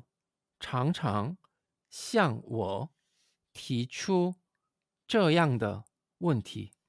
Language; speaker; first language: Chinese; non-native, fluent; Korean